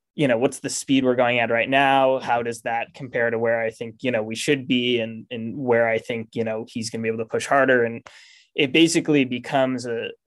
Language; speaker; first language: English; native; English